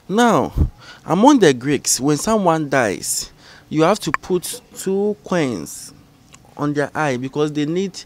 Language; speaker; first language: English; non-native, local second language; Ga